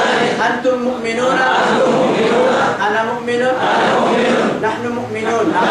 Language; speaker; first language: Arabic; non-native, learner; Urdu